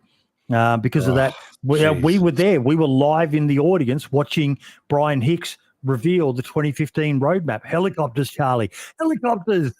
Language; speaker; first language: English; native; English